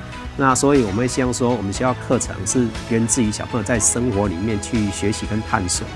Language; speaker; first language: Chinese; native; Chinese